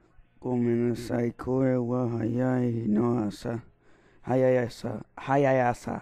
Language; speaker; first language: Japanese; non-native, learner; English